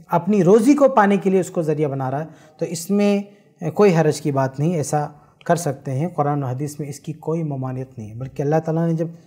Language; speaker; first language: Hindi; native; Hindi